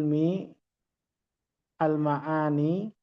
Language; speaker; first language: Arabic; non-native, fluent; Indonesian